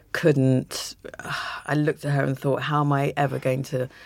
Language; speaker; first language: English; native; English